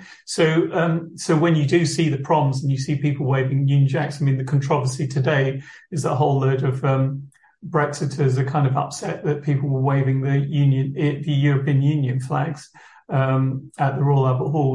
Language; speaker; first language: English; native; English